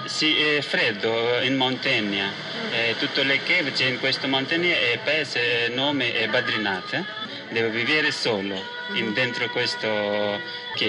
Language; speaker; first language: Italian; non-native, learner; Nepali